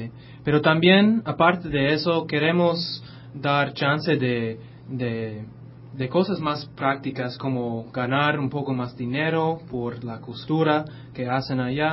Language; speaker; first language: Spanish; non-native, fluent; English